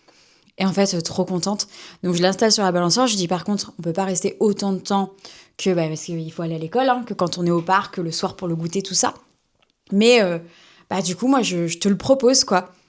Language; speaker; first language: French; native; French